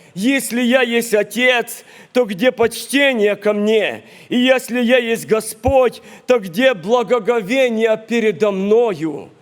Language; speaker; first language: Russian; non-native, local second language; Ukrainian